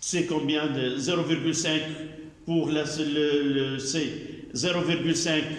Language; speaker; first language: French; non-native, local second language; Arabic